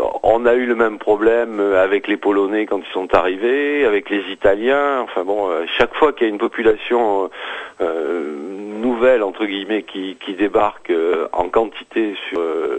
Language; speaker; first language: French; native; French